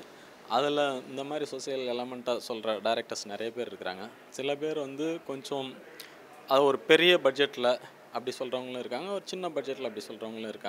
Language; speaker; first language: Tamil; native; Tamil